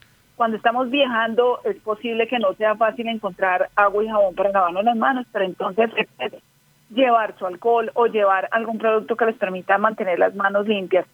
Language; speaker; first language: Spanish; native; Spanish